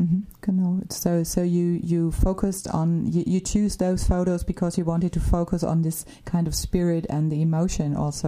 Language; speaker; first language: English; non-native, fluent; German